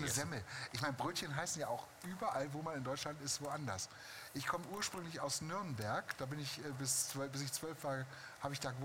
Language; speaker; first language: German; native; German